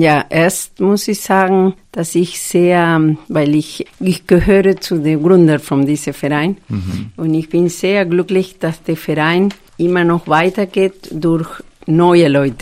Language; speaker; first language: German; non-native, fluent; Spanish